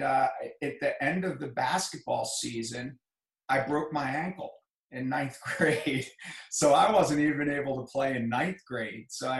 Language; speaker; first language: English; native; English